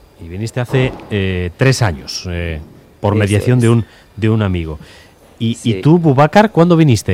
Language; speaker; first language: Spanish; native; Spanish